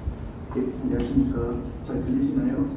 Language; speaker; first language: Korean; native; Korean